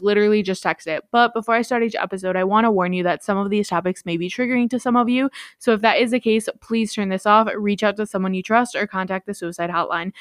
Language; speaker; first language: English; early bilingual, other home language; Spanish